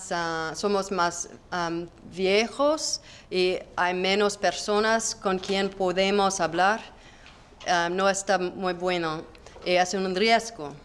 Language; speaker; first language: Spanish; non-native, learner; English